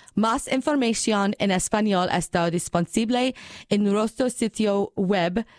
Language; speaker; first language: Spanish; non-native, learner; English